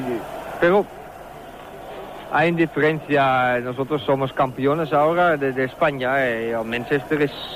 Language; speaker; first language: Spanish; non-native, learner; Dutch